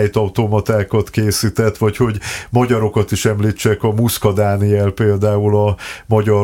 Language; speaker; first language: Hungarian; native; Hungarian